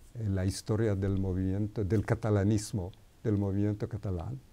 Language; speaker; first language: Spanish; non-native, fluent; Hebrew